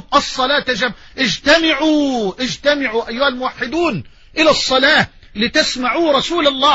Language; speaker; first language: Arabic; native; Arabic